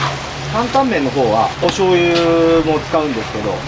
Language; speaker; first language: Japanese; native; Japanese